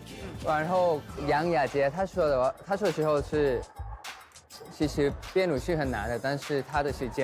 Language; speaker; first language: Chinese; non-native, learner; Thai